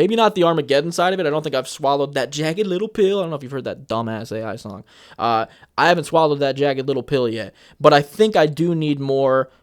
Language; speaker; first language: English; native; English